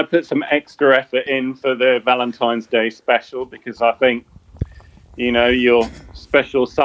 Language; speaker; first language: English; native; English